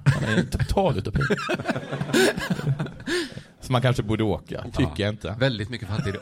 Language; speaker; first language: Swedish; native; Swedish